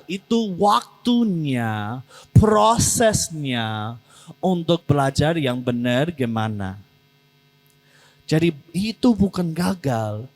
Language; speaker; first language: Indonesian; non-native, learner; English